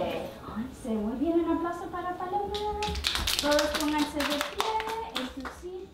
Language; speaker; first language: Spanish; early bilingual, heritage; Spanish